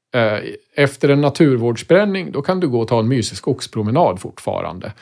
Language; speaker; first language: Swedish; native; Swedish